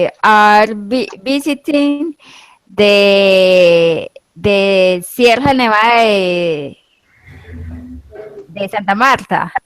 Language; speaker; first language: English; non-native, learner; Spanish